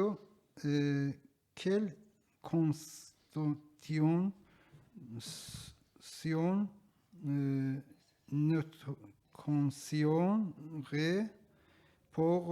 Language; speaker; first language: French; non-native, learner; Persian